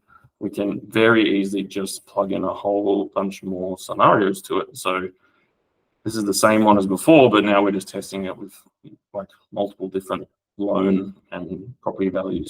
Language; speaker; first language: English; native; English